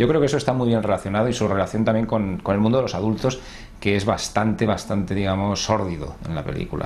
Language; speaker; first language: Spanish; native; Spanish